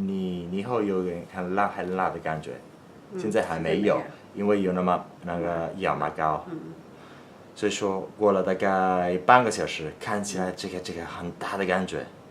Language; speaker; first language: Chinese; non-native, learner; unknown